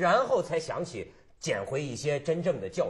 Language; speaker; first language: Chinese; native; Chinese